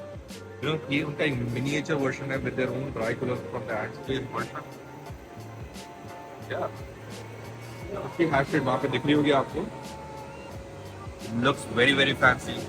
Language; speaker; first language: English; non-native, local second language; Hindi